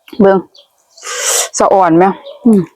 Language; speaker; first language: Thai; non-native, local second language; Northeastern Thai